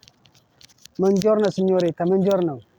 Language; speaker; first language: Italian; non-native, learner; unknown